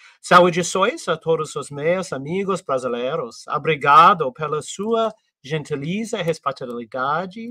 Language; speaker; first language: Portuguese; non-native, learner; English